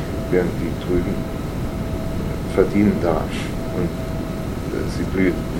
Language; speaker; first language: German; native; German